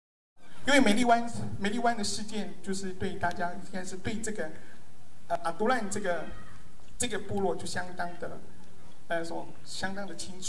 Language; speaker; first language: Chinese; native; Chinese